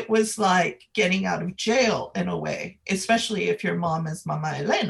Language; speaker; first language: English; native; English